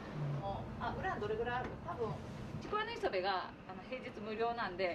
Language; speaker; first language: Japanese; native; Japanese